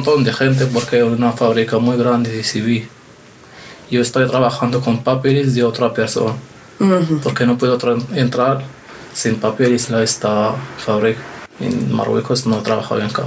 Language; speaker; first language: Spanish; non-native, learner; Arabic